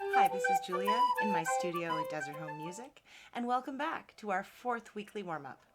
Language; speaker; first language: English; native; English